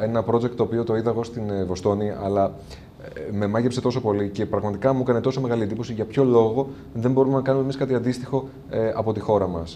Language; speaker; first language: Greek; native; Greek